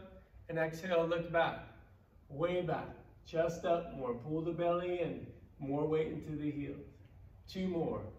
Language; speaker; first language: English; native; English